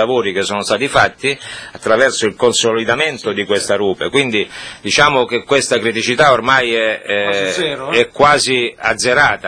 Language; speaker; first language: Italian; native; Italian